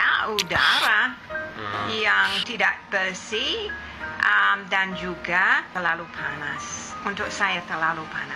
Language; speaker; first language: Indonesian; non-native, fluent; English